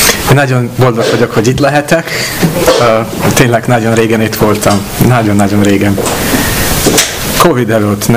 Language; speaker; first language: Hungarian; non-native, fluent; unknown